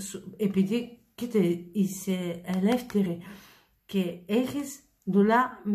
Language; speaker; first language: Greek; non-native, learner; Bulgarian